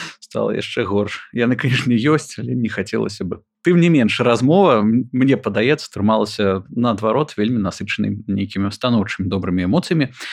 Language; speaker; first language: Belarusian; non-native, local second language; Russian